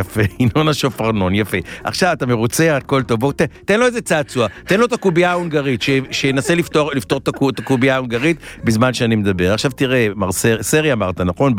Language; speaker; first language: Hebrew; native; Hebrew